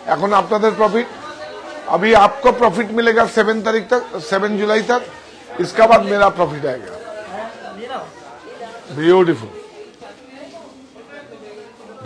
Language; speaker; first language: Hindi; non-native, local second language; Bangla